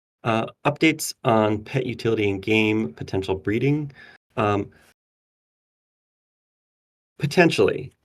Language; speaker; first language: English; native; English